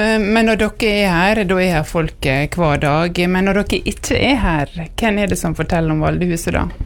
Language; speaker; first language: Norwegian; native; Norwegian